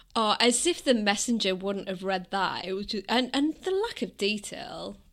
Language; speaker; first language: English; native; English